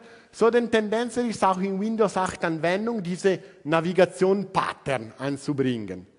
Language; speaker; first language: German; non-native, learner; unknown